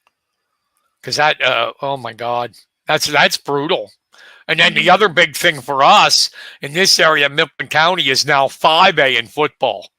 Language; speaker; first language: English; native; English